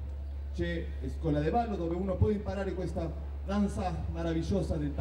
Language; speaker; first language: Italian; non-native, learner; Spanish